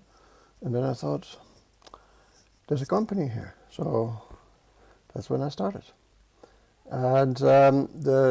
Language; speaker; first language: English; non-native, fluent; Dutch